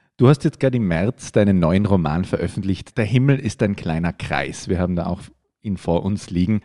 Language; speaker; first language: German; native; German